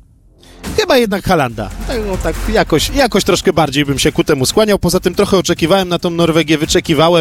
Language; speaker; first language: Polish; native; Polish